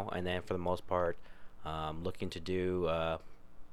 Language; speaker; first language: English; native; English